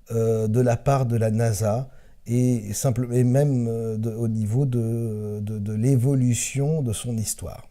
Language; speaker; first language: French; native; French